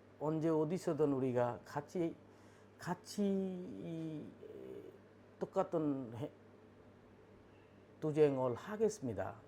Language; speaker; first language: Korean; non-native, learner; Bangla